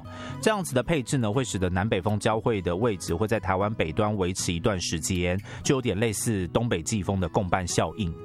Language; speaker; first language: Chinese; native; Chinese